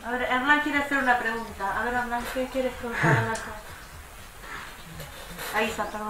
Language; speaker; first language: Spanish; native; Spanish